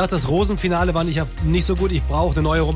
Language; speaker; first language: German; native; German